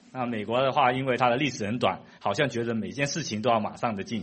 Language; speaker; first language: Chinese; non-native, fluent; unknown